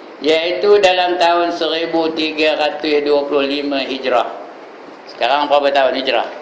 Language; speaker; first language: Malay; native; Malay